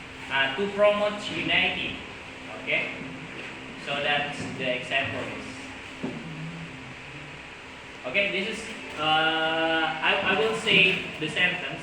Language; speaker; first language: English; non-native, learner; Indonesian